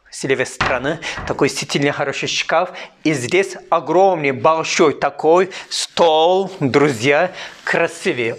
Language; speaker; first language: Russian; non-native, learner; Turkish